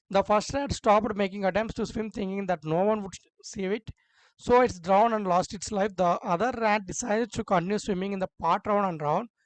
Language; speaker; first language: English; non-native, local second language; Telugu